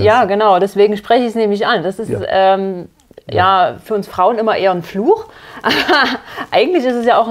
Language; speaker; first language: German; native; German